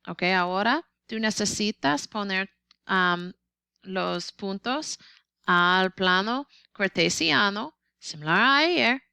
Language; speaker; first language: Spanish; non-native, learner; English